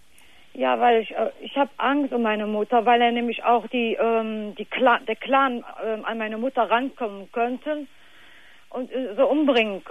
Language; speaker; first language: German; non-native, fluent; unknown